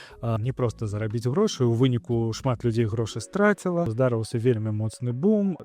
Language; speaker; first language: Belarusian; non-native, local second language; Russian